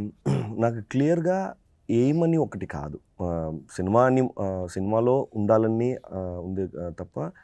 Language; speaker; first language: Telugu; non-native, fluent; Tamil